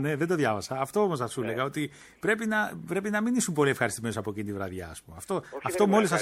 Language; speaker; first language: Greek; native; Greek